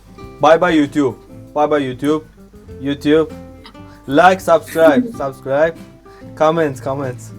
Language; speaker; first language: English; non-native, learner; Persian